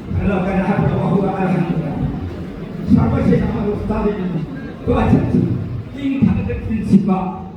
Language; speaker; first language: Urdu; non-native, fluent; Bangla